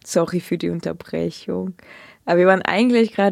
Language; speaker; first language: German; early bilingual, other home language; Russian